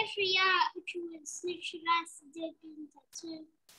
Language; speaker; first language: Russian; early bilingual, heritage; Russian